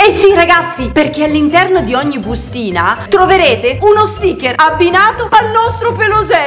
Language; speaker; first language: Italian; native; Italian